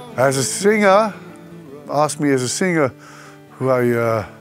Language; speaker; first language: English; non-native, fluent; Dutch